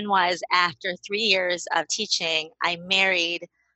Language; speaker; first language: English; native; English